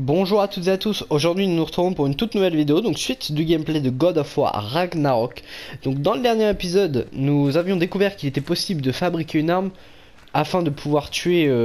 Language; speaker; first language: French; native; French